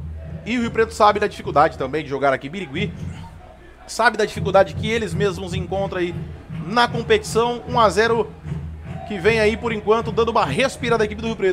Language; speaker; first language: Portuguese; native; Portuguese